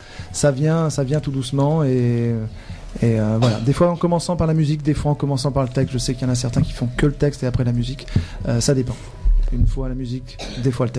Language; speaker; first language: French; native; French